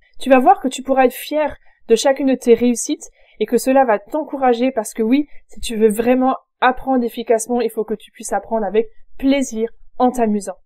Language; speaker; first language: French; native; French